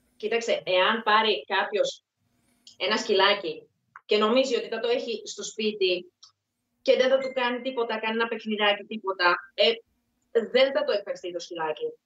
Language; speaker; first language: Greek; non-native, fluent; Czech